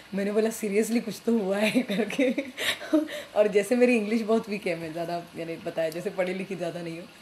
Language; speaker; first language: Hindi; non-native, local second language; Marathi